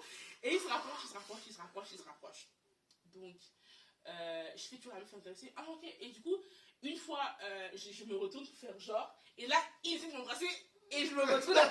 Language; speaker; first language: French; native; French